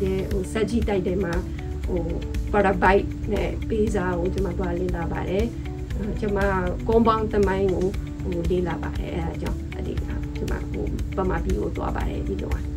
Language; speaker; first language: Burmese; non-native, fluent; French